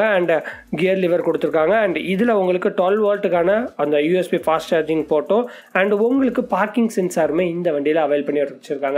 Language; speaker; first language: Tamil; native; Tamil